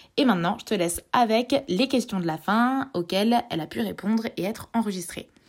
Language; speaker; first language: French; native; French